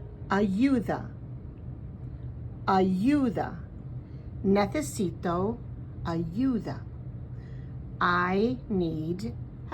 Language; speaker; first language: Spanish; non-native, fluent; English